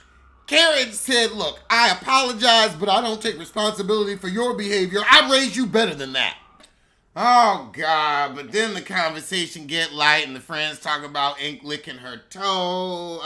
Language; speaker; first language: English; native; English